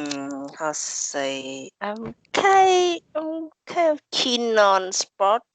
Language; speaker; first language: English; non-native, learner; Vietnamese